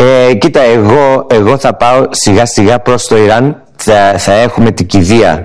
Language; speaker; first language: Greek; early bilingual, heritage; English